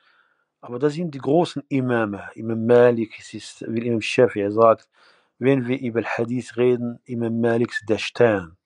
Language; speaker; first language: German; non-native, fluent; Arabic